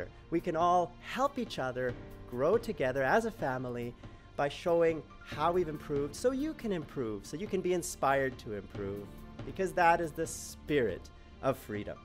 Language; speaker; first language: English; native; English